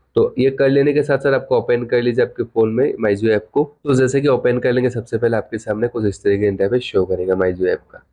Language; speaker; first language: Hindi; non-native, local second language; Assamese